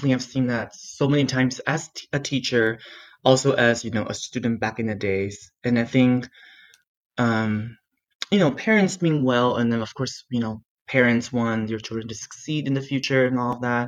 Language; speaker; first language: English; non-native, fluent; Chinese